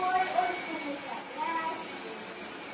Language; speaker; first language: Russian; early bilingual, heritage; Russian